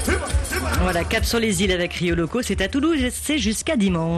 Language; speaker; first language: French; native; French